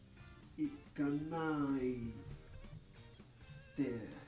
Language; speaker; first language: Japanese; non-native, learner; English